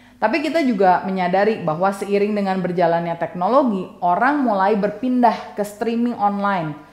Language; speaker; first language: Indonesian; native; Indonesian